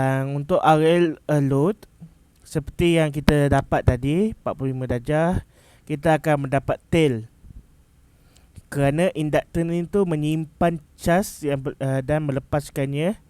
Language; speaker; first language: Malay; native; Malay